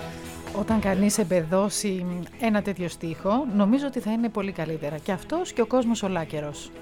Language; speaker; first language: Greek; native; Greek